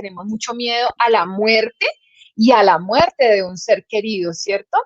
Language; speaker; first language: Spanish; native; Spanish